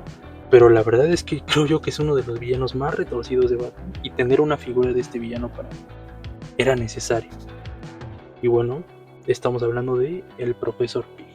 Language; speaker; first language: Spanish; native; Spanish